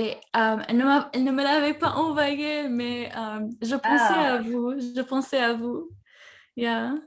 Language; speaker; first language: French; early bilingual, heritage; French